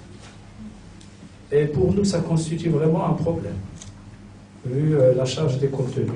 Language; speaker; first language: French; non-native, local second language; Arabic